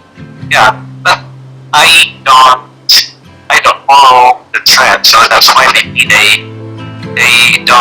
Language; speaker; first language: English; non-native, learner; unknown